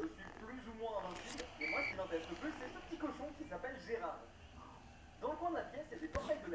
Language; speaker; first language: French; native; French